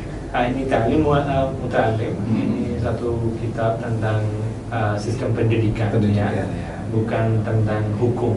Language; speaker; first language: Indonesian; non-native, learner; Malayalam